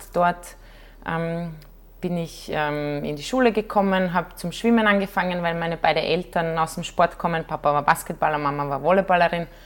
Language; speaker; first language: German; non-native, fluent; Croatian